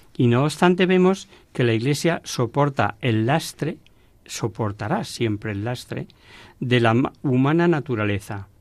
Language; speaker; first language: Spanish; native; Spanish